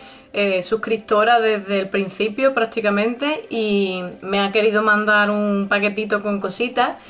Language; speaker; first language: Spanish; native; Spanish